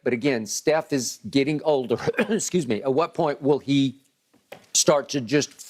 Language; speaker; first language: English; native; English